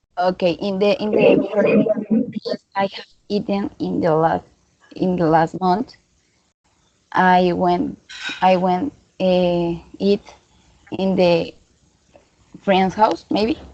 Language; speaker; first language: English; non-native, learner; Spanish